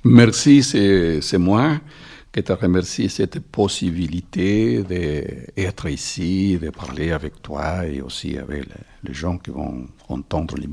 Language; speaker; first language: French; non-native, fluent; Spanish